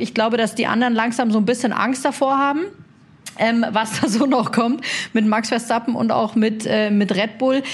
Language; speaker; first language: German; native; German